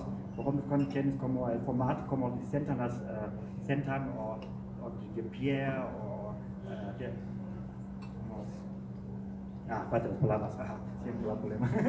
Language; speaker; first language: Spanish; non-native, learner; German